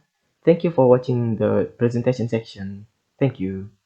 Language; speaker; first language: English; non-native, learner; Indonesian